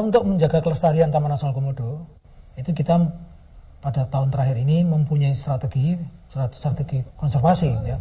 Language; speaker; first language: Indonesian; native; Indonesian